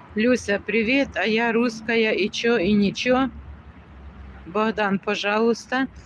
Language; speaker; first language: Ukrainian; native; Ukrainian